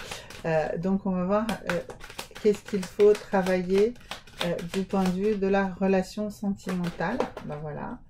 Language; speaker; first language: French; native; French